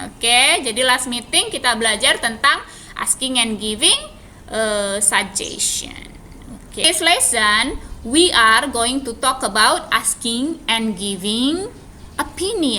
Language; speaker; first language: English; non-native, fluent; Indonesian